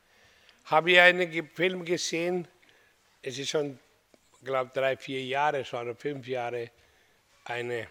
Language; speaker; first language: German; non-native, learner; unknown